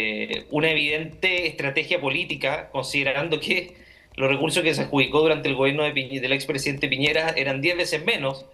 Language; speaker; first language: Spanish; native; Spanish